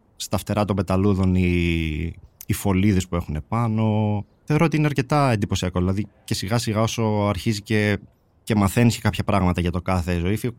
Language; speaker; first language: Greek; native; Greek